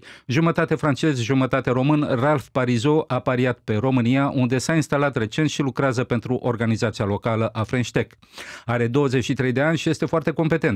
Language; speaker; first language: Romanian; native; Romanian